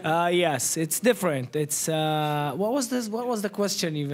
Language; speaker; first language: English; non-native, fluent; Arabic